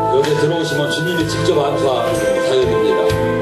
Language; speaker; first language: Korean; native; Korean